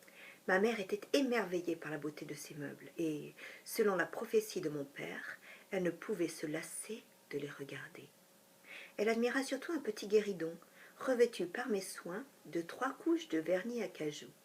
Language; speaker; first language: French; native; French